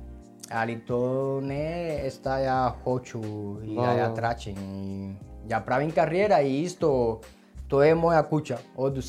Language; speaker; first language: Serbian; non-native, learner; Spanish